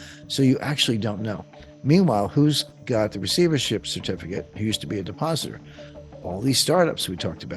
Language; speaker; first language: English; native; English